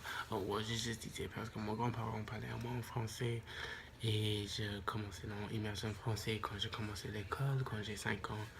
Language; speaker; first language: French; non-native, local second language; English